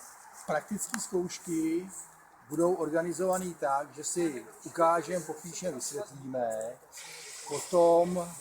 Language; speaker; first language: Czech; native; Czech